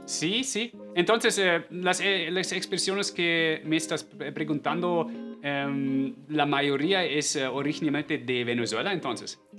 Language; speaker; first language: Spanish; non-native, fluent; German